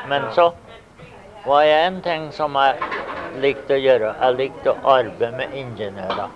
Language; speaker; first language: Norwegian; early bilingual, heritage; Norwegian